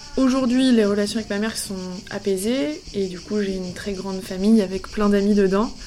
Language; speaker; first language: French; native; French